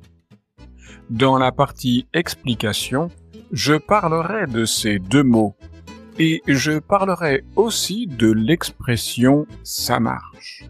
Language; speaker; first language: French; native; French